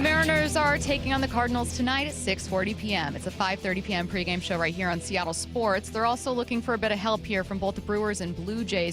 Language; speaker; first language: English; native; English